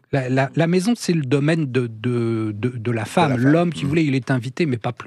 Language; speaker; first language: French; native; French